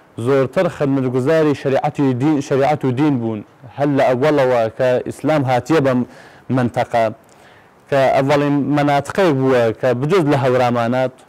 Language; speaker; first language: Central Kurdish; non-native, local second language; Gurani